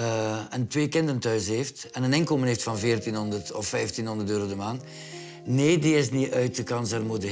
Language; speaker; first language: Dutch; native; Dutch